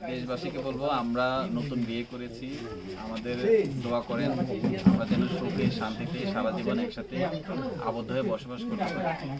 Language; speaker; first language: Bangla; native; Bangla